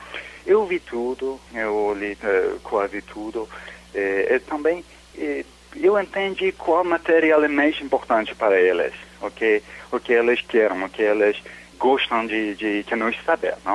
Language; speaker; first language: Portuguese; non-native, learner; Persian